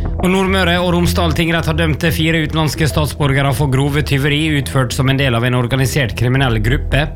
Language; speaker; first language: Norwegian; native; Norwegian